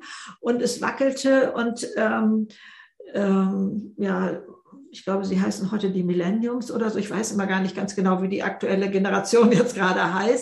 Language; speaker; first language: German; native; German